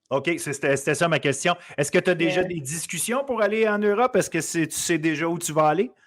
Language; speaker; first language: French; native; French